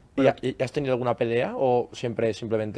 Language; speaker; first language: Spanish; native; Spanish